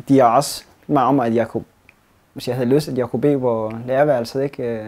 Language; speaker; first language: Danish; early bilingual, other home language; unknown